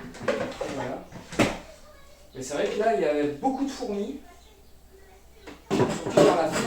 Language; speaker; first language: French; native; French